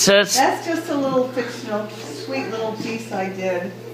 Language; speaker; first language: English; native; English